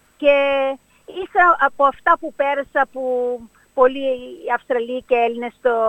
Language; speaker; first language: Greek; early bilingual, heritage; Greek